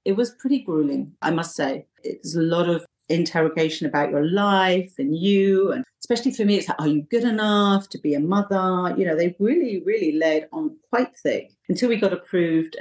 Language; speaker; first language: English; native; English